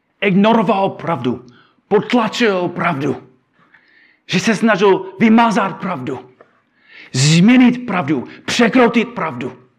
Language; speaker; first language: Czech; non-native, fluent; English